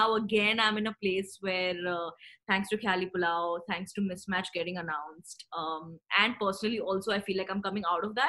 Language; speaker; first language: English; non-native, local second language; Marathi